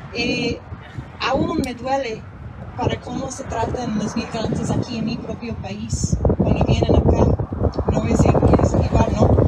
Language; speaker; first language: Spanish; non-native, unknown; English